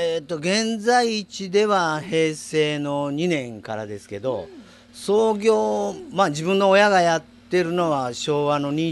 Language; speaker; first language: Japanese; native; Japanese